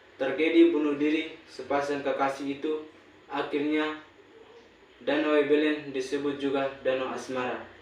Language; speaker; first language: Indonesian; non-native, local second language; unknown